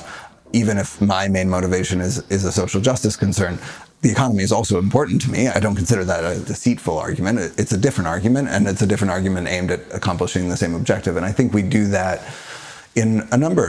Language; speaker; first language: English; native; English